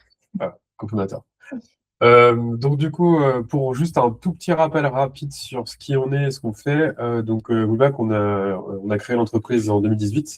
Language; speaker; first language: French; native; French